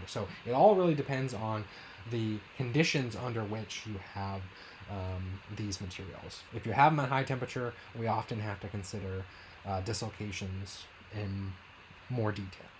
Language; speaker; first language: English; native; English